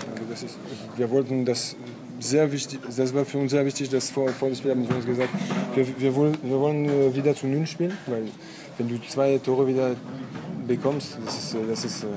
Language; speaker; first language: German; non-native, fluent; French